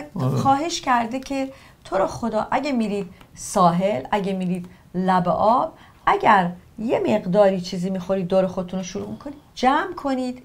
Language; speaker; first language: Persian; native; Persian